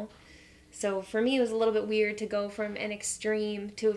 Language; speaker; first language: English; native; English